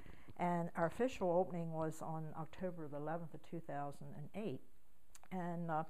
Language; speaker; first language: English; native; English